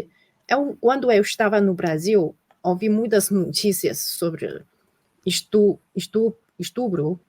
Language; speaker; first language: Portuguese; non-native, fluent; Chinese